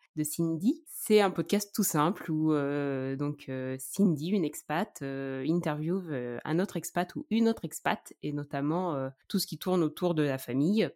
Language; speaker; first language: French; native; French